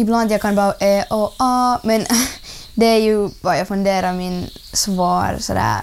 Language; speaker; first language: Swedish; non-native, learner; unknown